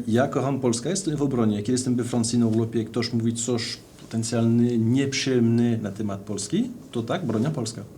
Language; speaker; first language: Polish; non-native, fluent; French